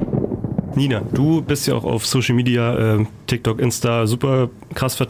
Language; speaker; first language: German; native; German